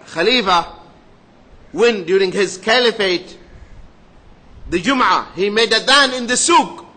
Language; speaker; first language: English; non-native, fluent; Arabic